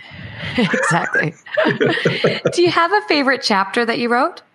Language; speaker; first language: English; native; English